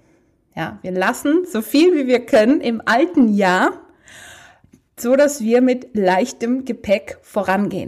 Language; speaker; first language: German; native; German